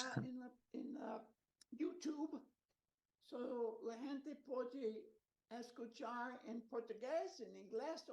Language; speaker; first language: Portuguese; non-native, learner; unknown